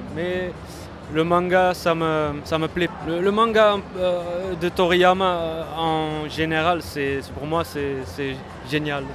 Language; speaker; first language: French; non-native, fluent; Dutch